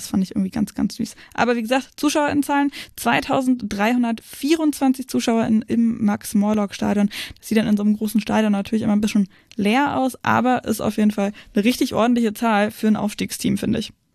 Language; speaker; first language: German; native; German